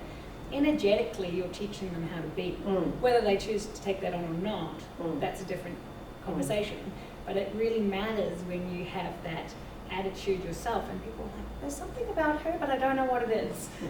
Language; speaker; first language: English; native; English